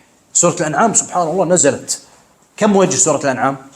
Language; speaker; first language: Arabic; native; Arabic